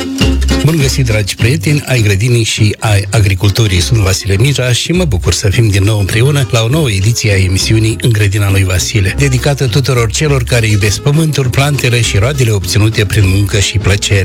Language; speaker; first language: Romanian; native; Romanian